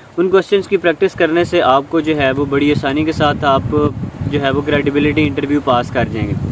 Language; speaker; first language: Urdu; non-native, local second language; Pashto